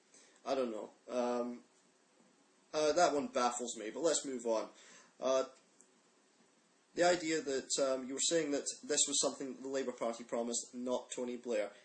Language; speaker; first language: English; native; English